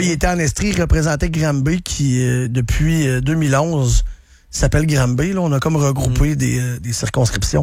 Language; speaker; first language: French; native; French